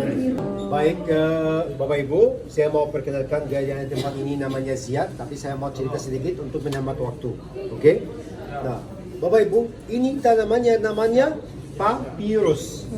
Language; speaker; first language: Indonesian; non-native, fluent; Arabic